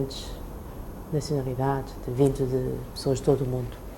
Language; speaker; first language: Portuguese; early bilingual, other home language; Chinese